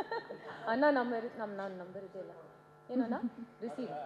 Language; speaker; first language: Kannada; non-native, learner; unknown